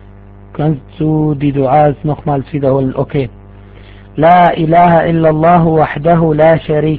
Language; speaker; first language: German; non-native, fluent; Arabic